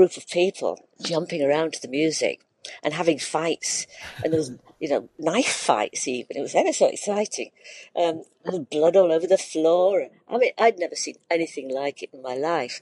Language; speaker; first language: English; native; English